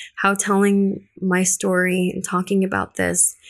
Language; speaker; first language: English; early bilingual, other home language; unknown